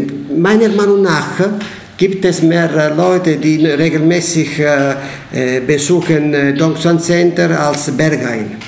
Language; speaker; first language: German; non-native, learner; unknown